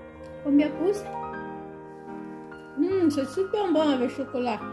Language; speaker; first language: French; non-native, learner; Hmong